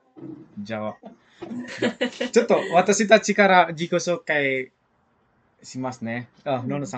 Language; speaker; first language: Japanese; non-native, fluent; Indonesian